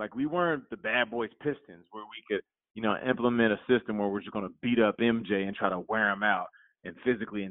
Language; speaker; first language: English; native; English